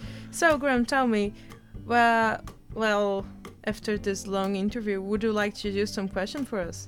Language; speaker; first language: English; non-native, fluent; Portuguese